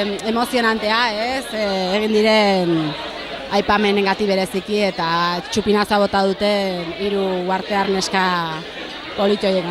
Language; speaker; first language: Basque; native; Basque